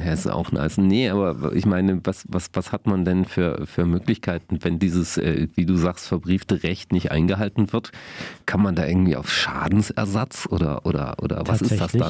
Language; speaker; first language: German; native; German